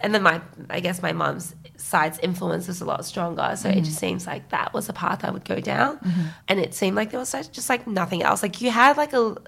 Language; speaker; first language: English; early bilingual, other home language; Chinese